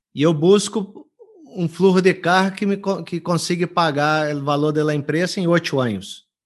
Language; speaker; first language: Spanish; non-native, fluent; Portuguese